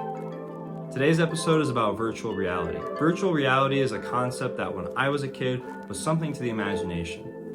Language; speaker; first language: English; native; English